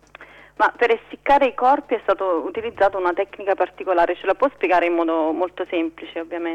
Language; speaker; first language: Italian; native; Italian